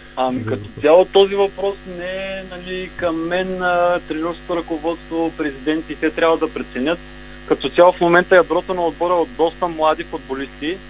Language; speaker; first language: Bulgarian; native; Bulgarian